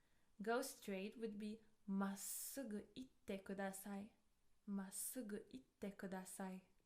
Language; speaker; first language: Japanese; non-native, fluent; English